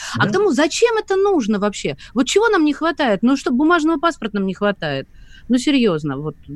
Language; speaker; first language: Russian; native; Russian